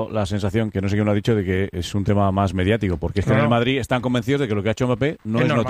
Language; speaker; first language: Spanish; native; Spanish